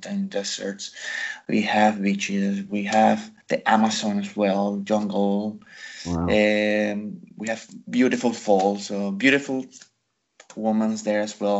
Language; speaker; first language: English; non-native, fluent; Spanish